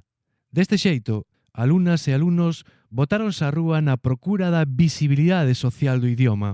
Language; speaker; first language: Galician; native; Galician